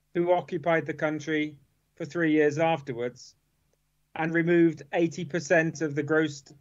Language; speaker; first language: English; native; English